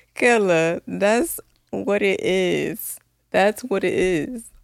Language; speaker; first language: English; native; English